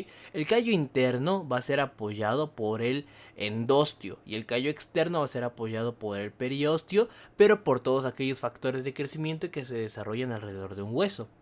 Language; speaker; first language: Spanish; native; Spanish